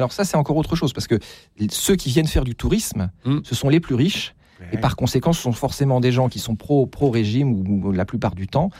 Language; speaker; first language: French; native; French